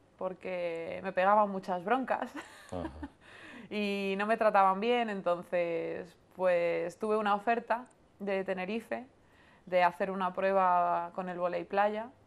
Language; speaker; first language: Spanish; native; Spanish